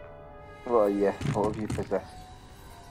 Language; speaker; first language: English; native; English